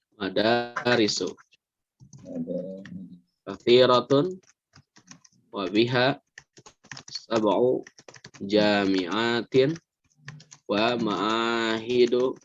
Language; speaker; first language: Arabic; non-native, fluent; Indonesian